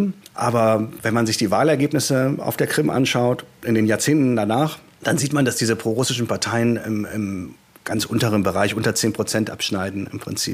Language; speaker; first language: German; native; German